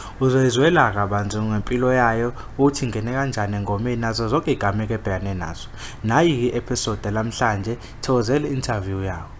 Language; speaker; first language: Zulu; native; Zulu